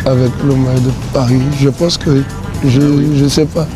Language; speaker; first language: French; non-native, fluent; Portuguese